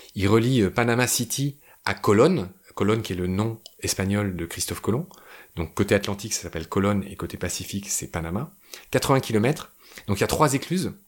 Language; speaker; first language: French; native; French